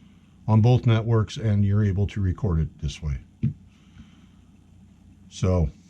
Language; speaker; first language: English; native; English